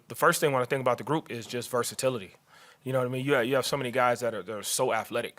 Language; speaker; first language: English; native; English